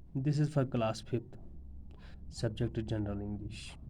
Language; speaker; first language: English; non-native, local second language; Urdu